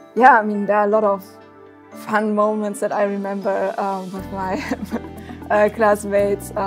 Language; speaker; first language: English; non-native, fluent; German